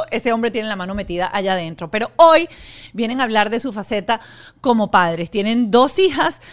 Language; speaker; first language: Spanish; native; Spanish